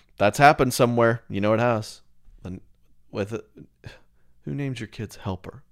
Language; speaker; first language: English; native; English